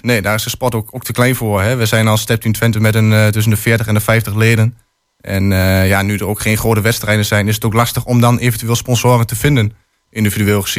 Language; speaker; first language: Dutch; native; Dutch